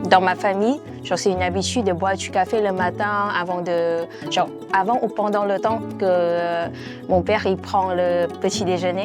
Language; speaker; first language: French; non-native, fluent; Vietnamese